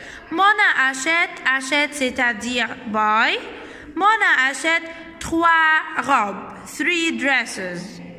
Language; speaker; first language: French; non-native, fluent; Arabic